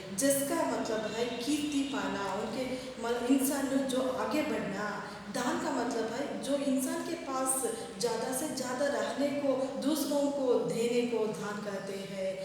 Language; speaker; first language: Hindi; non-native, local second language; Kannada